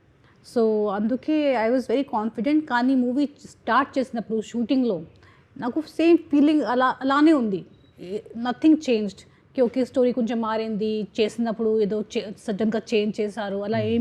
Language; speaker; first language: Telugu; non-native, learner; Hindi